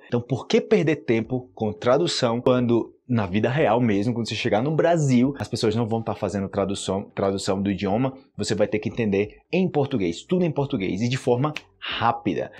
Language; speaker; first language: Portuguese; native; Portuguese